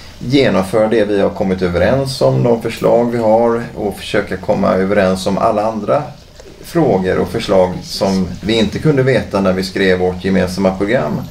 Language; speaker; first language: Swedish; native; Swedish